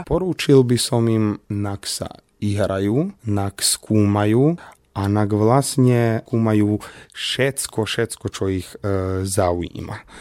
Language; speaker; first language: Slovak; native; Slovak